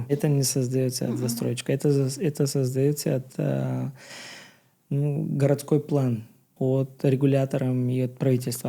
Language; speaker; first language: Russian; non-native, learner; Bulgarian